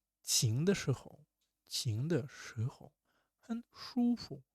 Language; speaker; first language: Chinese; non-native, learner; Russian